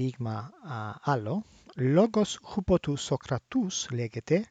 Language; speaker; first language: Greek; non-native, learner; English